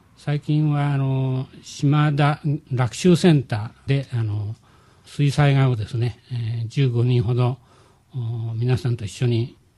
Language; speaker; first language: Japanese; native; Japanese